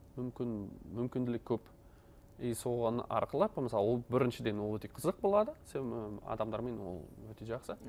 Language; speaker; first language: Kazakh; non-native, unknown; Dutch